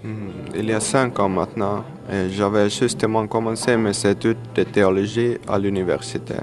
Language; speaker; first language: French; non-native, learner; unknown